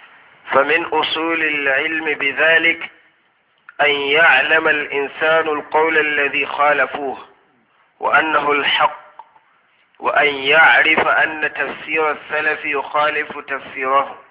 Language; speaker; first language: Arabic; non-native, fluent; Hausa